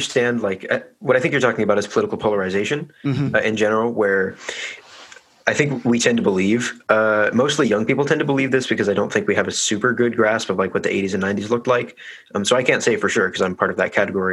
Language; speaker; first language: English; native; English